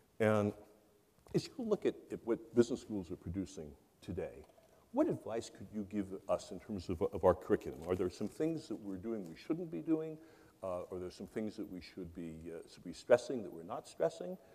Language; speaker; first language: English; native; English